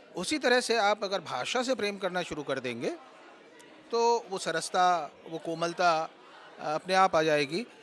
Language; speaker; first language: Hindi; native; Hindi